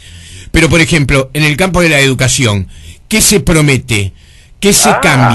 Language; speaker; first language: Spanish; native; Spanish